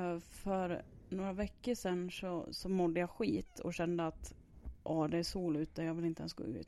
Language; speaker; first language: Swedish; native; Swedish